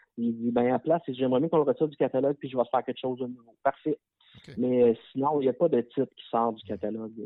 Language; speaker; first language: French; native; French